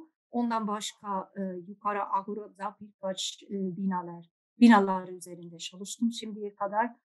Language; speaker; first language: Turkish; non-native, fluent; Dutch